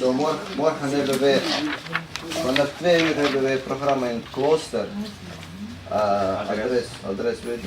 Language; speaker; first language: Dutch; non-native, fluent; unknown